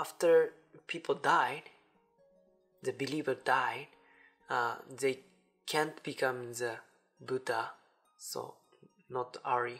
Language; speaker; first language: English; non-native, learner; Japanese